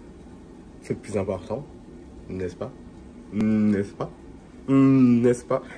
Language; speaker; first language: French; native; French